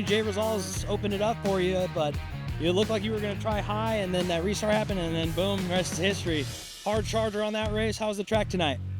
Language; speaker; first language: English; native; English